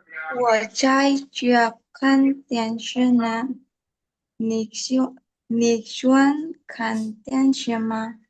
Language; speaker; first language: Chinese; non-native, learner; Indonesian